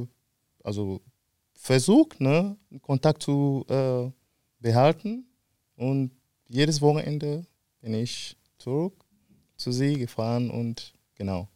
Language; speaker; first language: German; non-native, fluent; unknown